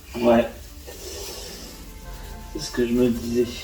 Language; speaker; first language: French; native; French